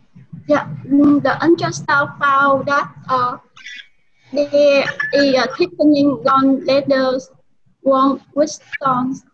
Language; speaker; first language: English; non-native, learner; Vietnamese